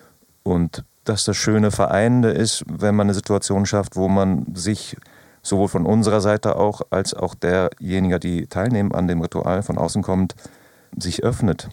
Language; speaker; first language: German; native; German